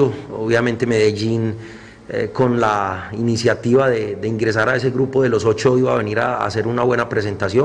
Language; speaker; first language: Spanish; native; Spanish